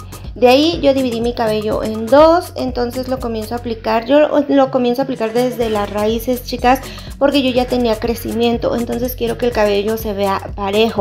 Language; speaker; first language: Spanish; native; Spanish